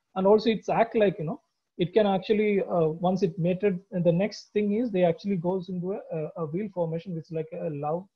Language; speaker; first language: English; non-native, local second language; Malayalam